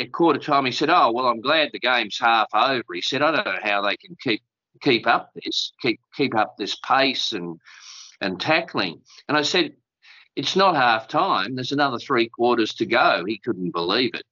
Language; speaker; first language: English; native; English